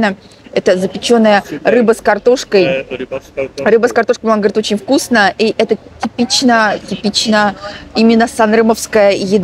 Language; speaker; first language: Russian; native; Russian